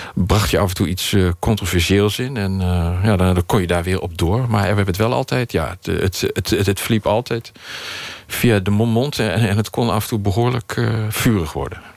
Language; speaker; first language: Dutch; native; Dutch